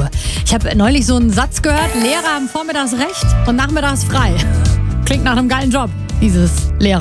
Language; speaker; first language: German; native; German